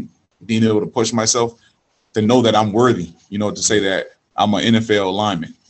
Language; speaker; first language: English; native; English